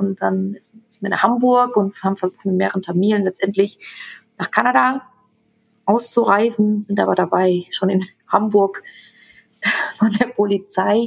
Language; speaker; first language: German; early bilingual, other home language; Tamil